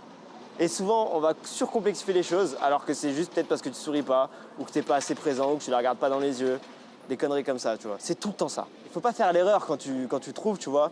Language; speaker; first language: French; native; French